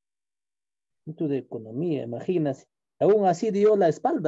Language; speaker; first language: Spanish; native; Spanish